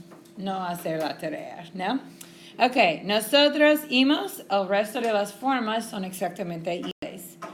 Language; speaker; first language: Spanish; non-native, fluent; English